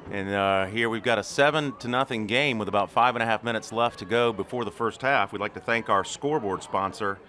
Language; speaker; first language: English; native; English